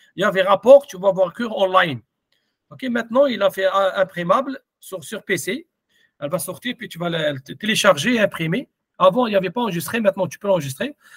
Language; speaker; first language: French; non-native, local second language; Arabic